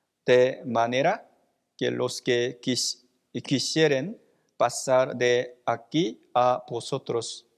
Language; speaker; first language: Spanish; non-native, fluent; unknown